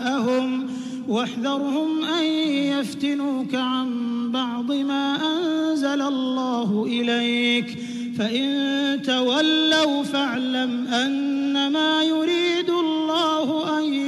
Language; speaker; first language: Arabic; native; Arabic